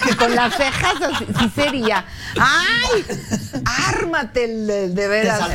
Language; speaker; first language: Spanish; native; Spanish